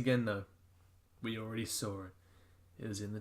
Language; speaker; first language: English; native; English